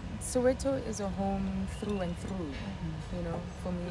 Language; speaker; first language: English; non-native, local second language; Zulu